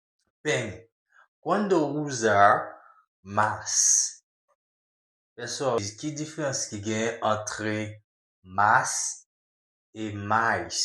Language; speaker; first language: Portuguese; non-native, learner; Haitian Creole